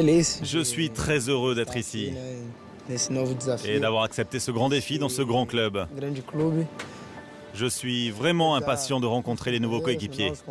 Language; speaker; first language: French; native; French